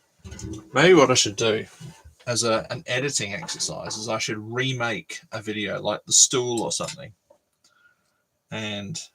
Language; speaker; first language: English; native; English